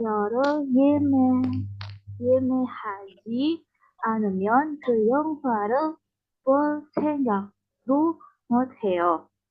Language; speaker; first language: Korean; non-native, learner; Indonesian